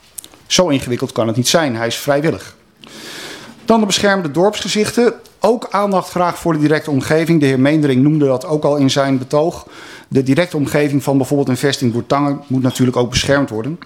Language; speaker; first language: Dutch; native; Dutch